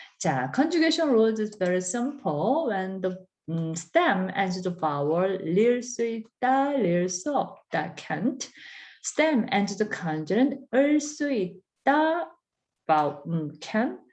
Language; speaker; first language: English; non-native, fluent; Korean